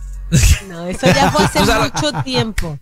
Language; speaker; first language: Spanish; native; Spanish